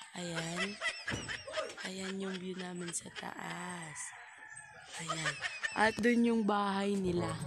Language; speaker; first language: Filipino; non-native, local second language; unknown